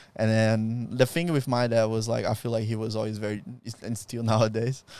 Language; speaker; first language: English; non-native, fluent; Portuguese